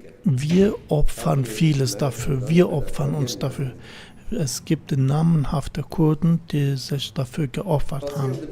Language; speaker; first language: German; non-native, fluent; Kurdish